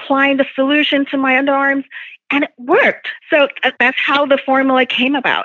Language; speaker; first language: English; non-native, local second language; Cantonese